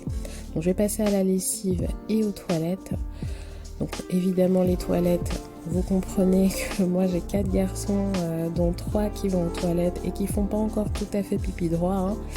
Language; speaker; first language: French; native; French